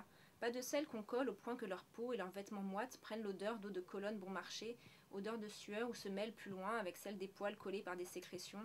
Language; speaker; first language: French; native; French